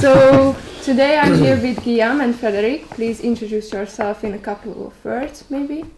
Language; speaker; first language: English; non-native, fluent; Hungarian